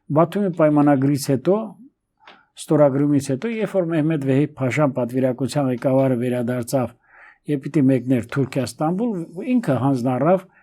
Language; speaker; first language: Armenian; native; Armenian